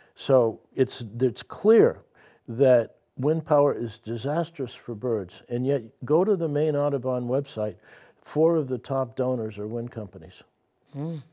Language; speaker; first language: English; native; English